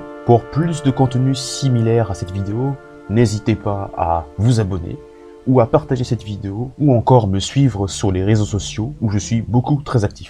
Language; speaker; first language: French; native; French